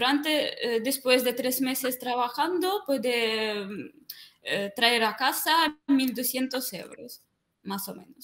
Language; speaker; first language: Spanish; non-native, fluent; Russian